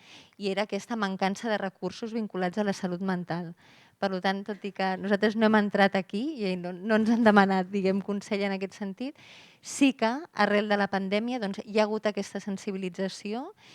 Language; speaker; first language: Catalan; native; Catalan